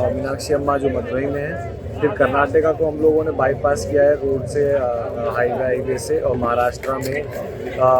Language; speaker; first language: Hindi; native; Hindi